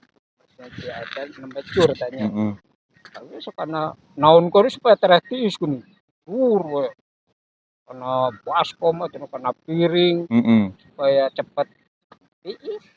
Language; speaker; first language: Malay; non-native, local second language; Sundanese